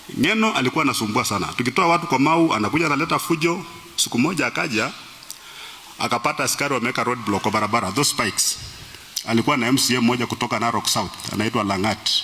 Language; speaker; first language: Swahili; non-native, local second language; Luyia